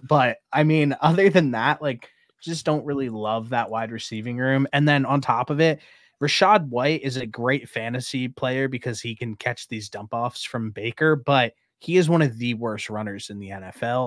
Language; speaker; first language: English; native; English